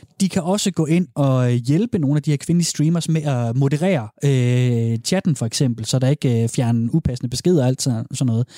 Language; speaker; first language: Danish; native; Danish